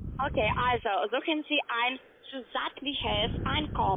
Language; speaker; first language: German; non-native, learner; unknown